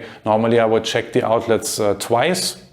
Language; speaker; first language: English; non-native, fluent; German